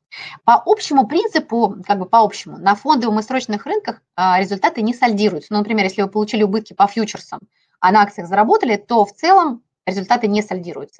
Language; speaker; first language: Russian; native; Russian